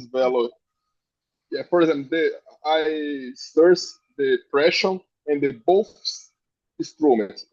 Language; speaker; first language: English; non-native, learner; Portuguese